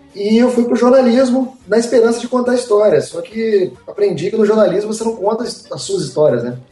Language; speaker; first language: Portuguese; native; Portuguese